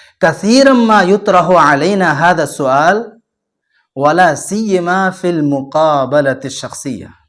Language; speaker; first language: Arabic; non-native, fluent; Urdu